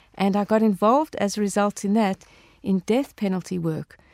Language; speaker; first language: English; native; English